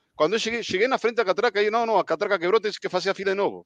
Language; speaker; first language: Portuguese; non-native, fluent; Spanish